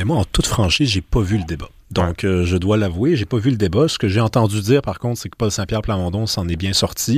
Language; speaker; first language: French; native; French